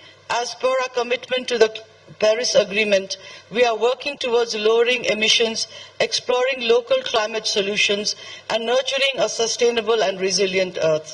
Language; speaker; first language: English; non-native, fluent; Nepali